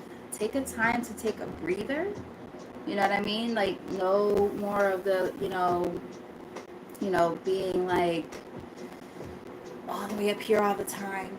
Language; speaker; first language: English; native; English